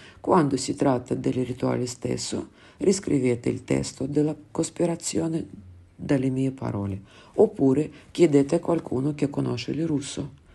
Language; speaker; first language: Italian; non-native, fluent; Russian